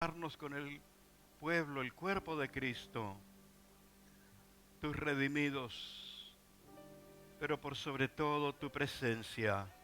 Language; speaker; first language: Spanish; native; Spanish